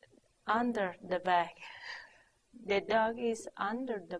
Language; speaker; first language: English; non-native, learner; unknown